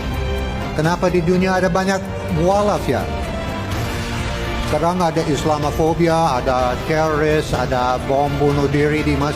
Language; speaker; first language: Indonesian; non-native, fluent; English